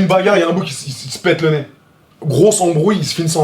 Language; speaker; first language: French; native; French